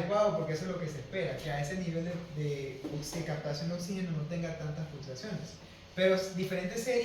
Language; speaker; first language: Spanish; native; Spanish